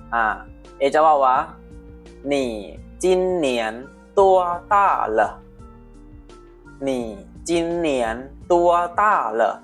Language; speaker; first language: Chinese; non-native, fluent; Lao